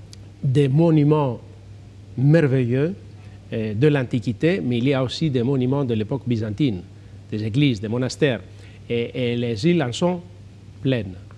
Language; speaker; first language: French; non-native, fluent; Greek